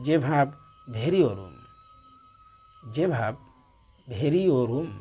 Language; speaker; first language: Turkish; non-native, learner; Bangla